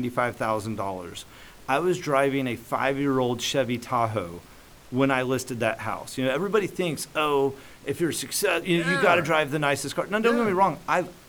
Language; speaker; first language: English; native; English